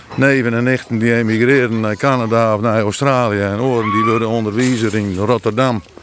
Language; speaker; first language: Dutch; native; Dutch